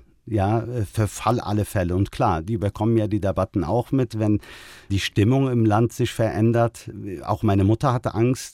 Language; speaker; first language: German; early bilingual, other home language; Turkish